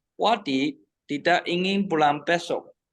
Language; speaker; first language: Indonesian; non-native, learner; Chinese